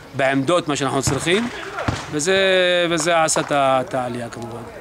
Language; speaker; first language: Hebrew; non-native, local second language; Arabic